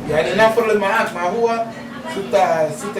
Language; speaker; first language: Arabic; non-native, learner; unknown